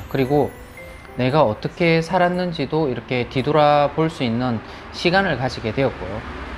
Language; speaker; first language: Korean; native; Korean